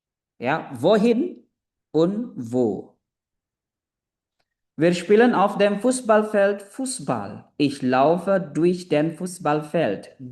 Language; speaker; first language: German; non-native, fluent; Indonesian